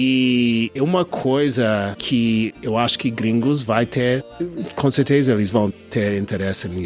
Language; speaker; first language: Portuguese; non-native, learner; English